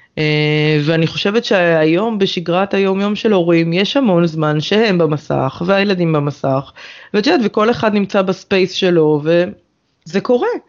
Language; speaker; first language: Hebrew; native; Hebrew